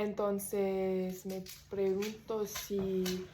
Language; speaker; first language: Spanish; non-native, learner; English